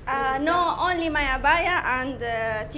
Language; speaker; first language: English; non-native, learner; Arabic